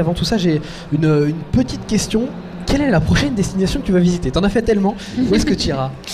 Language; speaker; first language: French; native; French